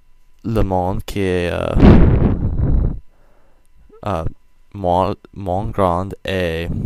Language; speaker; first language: French; non-native, learner; English